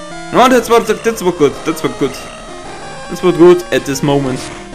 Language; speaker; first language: English; non-native, learner; German